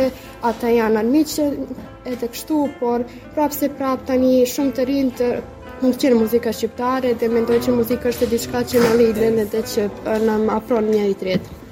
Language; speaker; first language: Albanian; non-native, fluent; Serbian